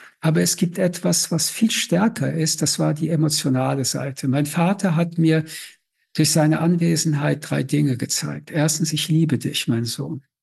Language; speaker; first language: German; early bilingual, other home language; French